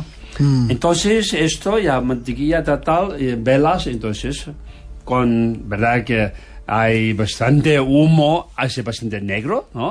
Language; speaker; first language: Spanish; non-native, fluent; Tibetan